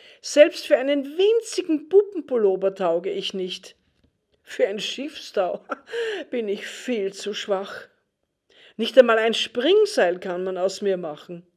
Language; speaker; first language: German; native; German